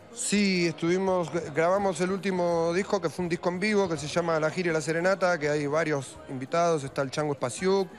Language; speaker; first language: Spanish; native; Spanish